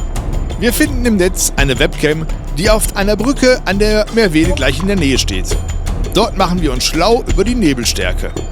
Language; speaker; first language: German; native; German